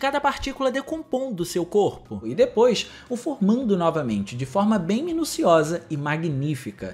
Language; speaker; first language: Portuguese; native; Portuguese